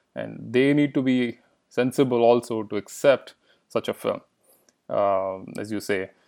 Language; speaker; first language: English; non-native, local second language; Kannada